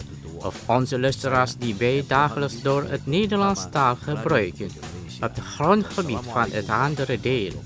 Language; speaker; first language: Dutch; non-native, learner; Indonesian